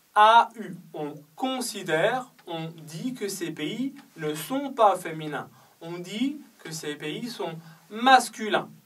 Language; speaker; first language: French; non-native, fluent; Chinese